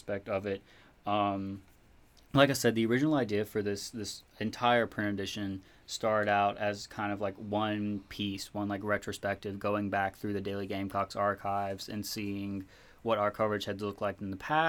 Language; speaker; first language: English; native; English